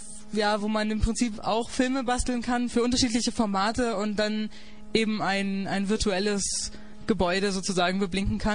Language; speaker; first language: German; native; German